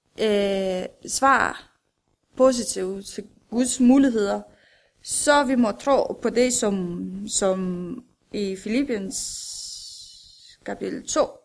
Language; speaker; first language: Danish; non-native, fluent; Romanian